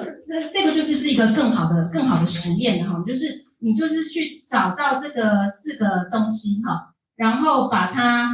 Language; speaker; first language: Chinese; native; Chinese